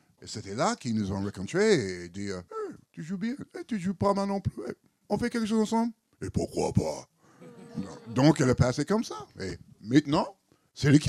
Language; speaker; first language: French; non-native, learner; English